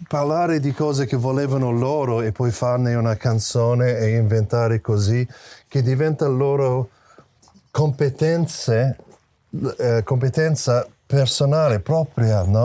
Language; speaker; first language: Italian; non-native, fluent; English